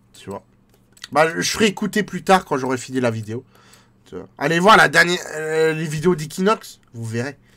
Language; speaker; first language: French; native; French